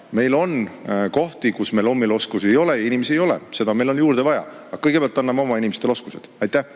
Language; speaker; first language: Estonian; native; Estonian